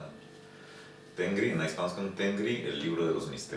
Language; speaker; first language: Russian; non-native, learner; Spanish